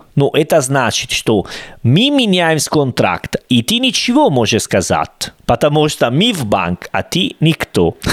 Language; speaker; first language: Russian; non-native, learner; Italian